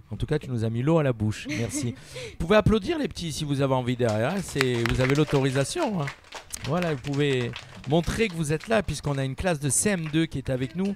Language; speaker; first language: French; native; French